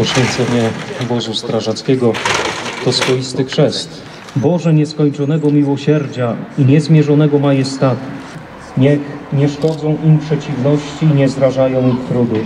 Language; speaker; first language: Polish; native; Polish